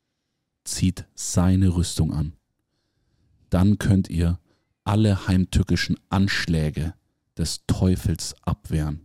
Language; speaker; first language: German; native; German